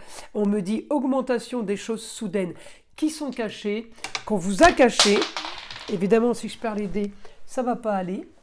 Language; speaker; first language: French; native; French